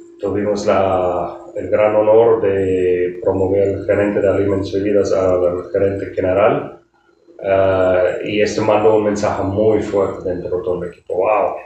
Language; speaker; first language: Spanish; non-native, fluent; German